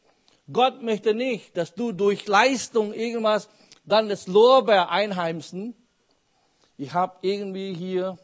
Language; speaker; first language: German; non-native, fluent; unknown